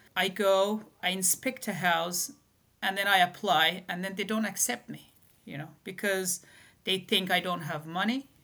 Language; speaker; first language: English; non-native, fluent; Persian